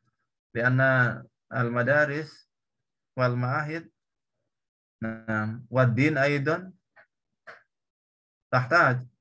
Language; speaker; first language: Arabic; non-native, learner; Indonesian